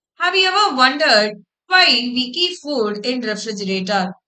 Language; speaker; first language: English; non-native, local second language; Tamil